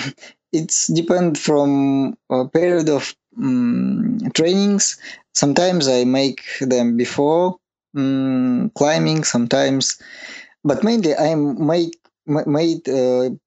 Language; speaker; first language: English; non-native, learner; Russian